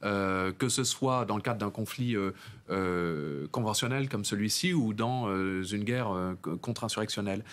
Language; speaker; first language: French; native; French